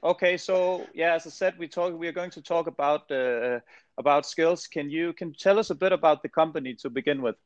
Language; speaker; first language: English; non-native, fluent; Danish